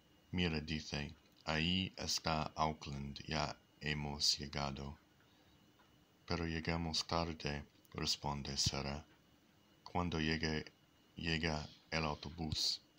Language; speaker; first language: Spanish; non-native, learner; English